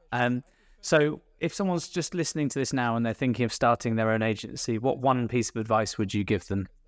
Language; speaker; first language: English; native; English